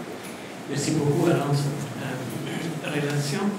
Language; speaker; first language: French; non-native, fluent; Italian